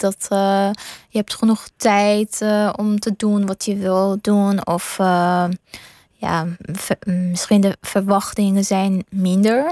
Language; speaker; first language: Dutch; non-native, fluent; Persian